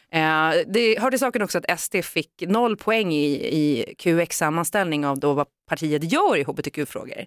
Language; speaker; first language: Swedish; native; Swedish